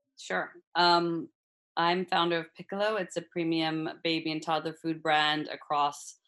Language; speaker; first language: English; native; English